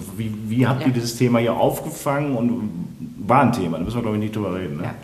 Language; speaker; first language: German; native; German